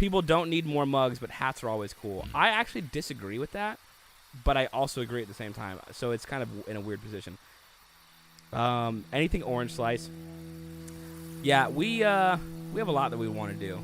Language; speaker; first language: English; native; English